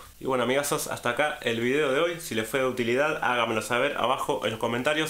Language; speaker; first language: Spanish; native; Spanish